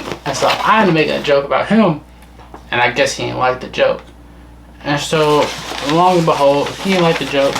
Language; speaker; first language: English; native; English